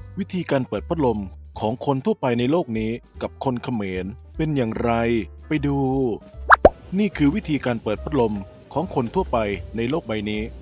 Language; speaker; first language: Thai; native; Thai